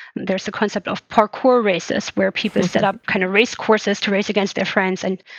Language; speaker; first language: English; non-native, fluent; German